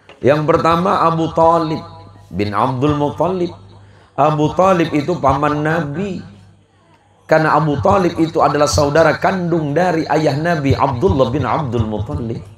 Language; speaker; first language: Indonesian; native; Indonesian